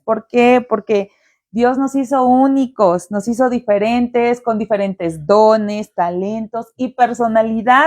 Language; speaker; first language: Spanish; native; Spanish